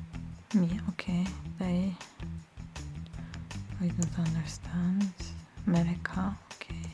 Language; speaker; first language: English; non-native, learner; Turkish